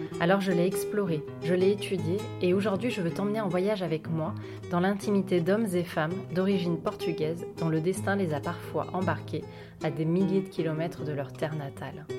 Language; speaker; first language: French; native; French